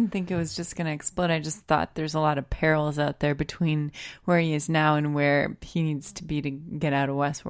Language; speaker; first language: English; native; English